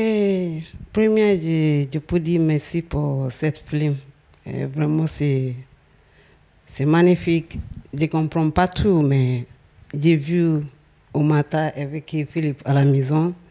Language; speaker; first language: French; non-native, learner; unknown